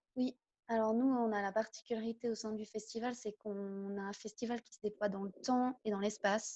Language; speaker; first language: French; native; French